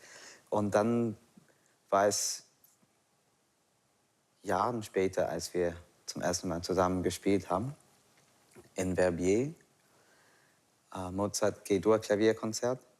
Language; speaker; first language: German; non-native, fluent; English